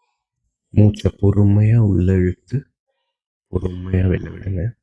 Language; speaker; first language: Tamil; native; Tamil